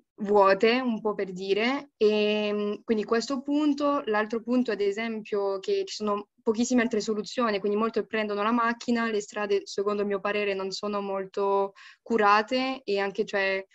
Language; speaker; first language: Italian; non-native, fluent; French